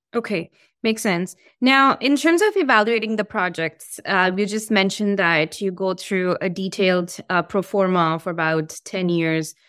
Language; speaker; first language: English; non-native, local second language; Hindi